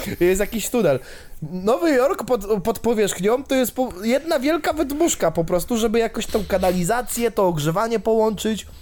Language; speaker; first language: Polish; native; Polish